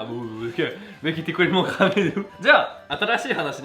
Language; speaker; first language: French; native; French